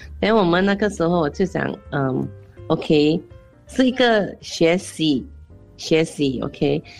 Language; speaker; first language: Chinese; non-native, local second language; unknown